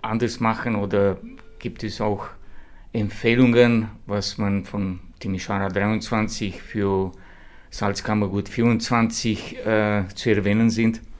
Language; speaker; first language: German; non-native, fluent; Romanian